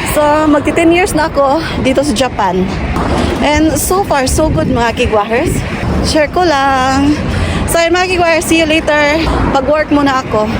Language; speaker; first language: Filipino; non-native, local second language; Cebuano